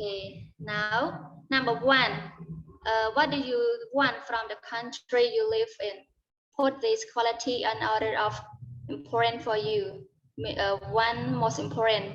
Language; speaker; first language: English; non-native, learner; Khmer